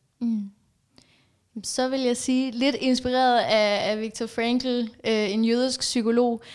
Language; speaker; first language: Danish; early bilingual, other home language; Persian